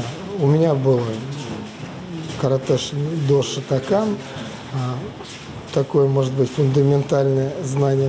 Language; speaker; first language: Russian; native; Russian